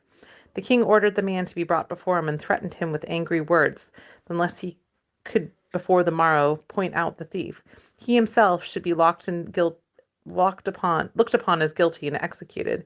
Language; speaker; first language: English; native; English